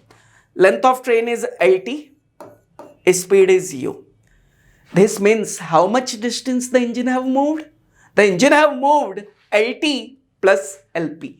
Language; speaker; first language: English; non-native, local second language; Hindi